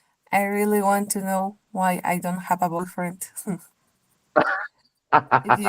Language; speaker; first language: English; non-native, learner; Spanish